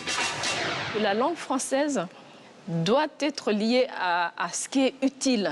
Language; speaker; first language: French; non-native, local second language; Kinyarwanda